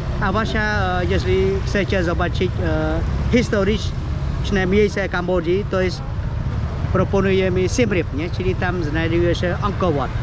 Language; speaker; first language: Polish; non-native, learner; Khmer